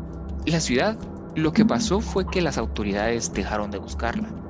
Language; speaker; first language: Spanish; native; Spanish